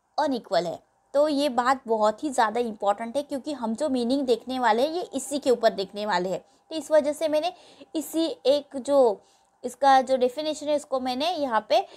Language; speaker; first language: Hindi; non-native, local second language; Marathi